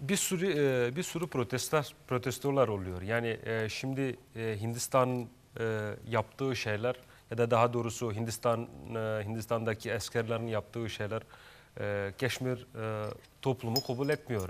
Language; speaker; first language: Turkish; non-native, fluent; Kashmiri